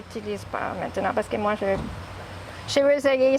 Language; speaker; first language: French; non-native, learner; English